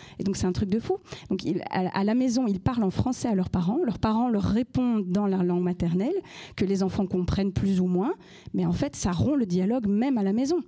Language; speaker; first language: French; native; French